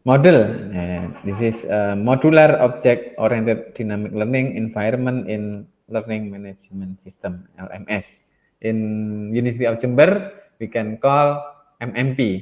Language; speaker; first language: English; non-native, learner; Indonesian